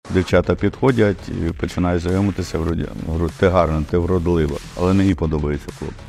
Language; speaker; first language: Ukrainian; non-native, local second language; Russian